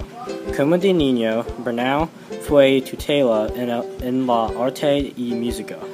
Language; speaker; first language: Spanish; non-native, learner; English